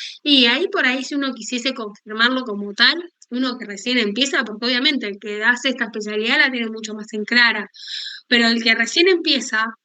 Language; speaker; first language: Spanish; native; Spanish